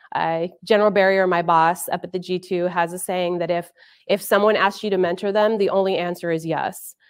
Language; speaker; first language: English; native; English